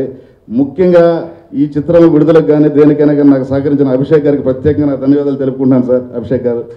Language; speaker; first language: Telugu; native; Telugu